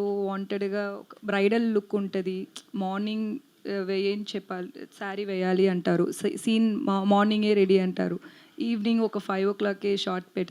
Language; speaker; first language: Telugu; non-native, learner; Tamil